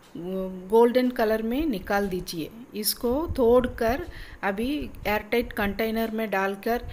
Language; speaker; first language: Hindi; non-native, local second language; Tamil